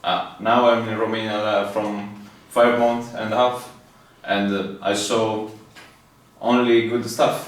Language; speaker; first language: English; non-native, fluent; Italian